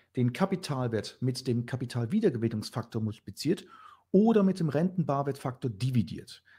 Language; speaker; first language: German; native; German